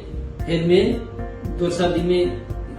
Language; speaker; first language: Hindi; non-native, learner; Nepali